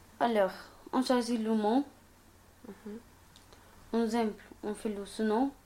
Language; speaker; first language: French; non-native, learner; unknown